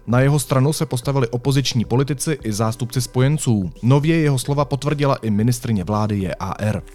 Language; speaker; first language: Czech; native; Czech